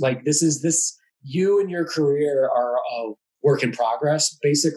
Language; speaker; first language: English; native; English